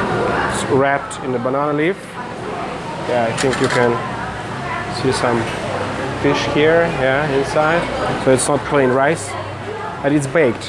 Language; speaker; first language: English; non-native, fluent; Russian